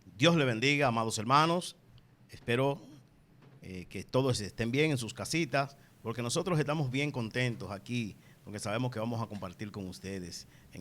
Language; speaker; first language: Spanish; native; Spanish